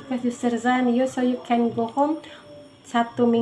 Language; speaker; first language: English; non-native, learner; Indonesian